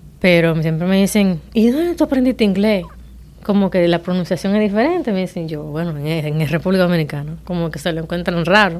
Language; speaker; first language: Spanish; native; Spanish